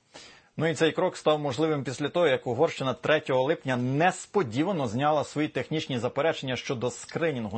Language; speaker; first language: Ukrainian; native; Ukrainian